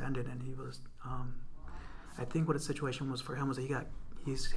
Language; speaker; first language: English; native; English